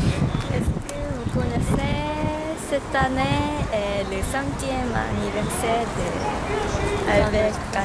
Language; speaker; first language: French; non-native, learner; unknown